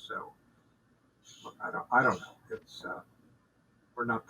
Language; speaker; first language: English; native; English